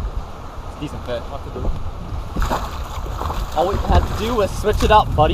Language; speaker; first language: English; native; English